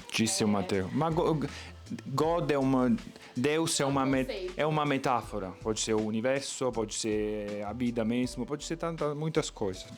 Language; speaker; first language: Portuguese; non-native, fluent; Italian